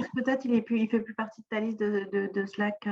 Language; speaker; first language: French; native; French